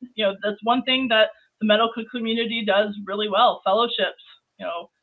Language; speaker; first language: English; native; English